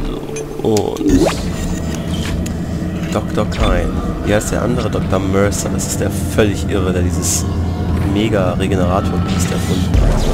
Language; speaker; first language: German; native; German